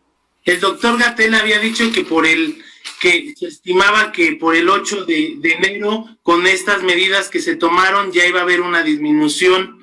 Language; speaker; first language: Spanish; native; Spanish